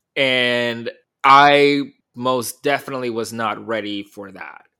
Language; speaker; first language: English; early bilingual, other home language; Spanish